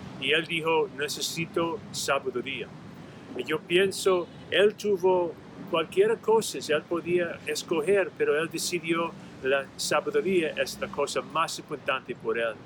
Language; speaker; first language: Spanish; non-native, fluent; English